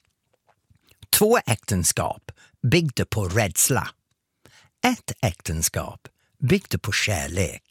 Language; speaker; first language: Swedish; non-native, fluent; English